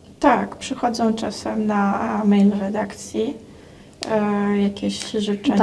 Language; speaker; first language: Polish; non-native, fluent; Russian